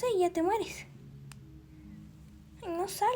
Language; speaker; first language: Spanish; native; Spanish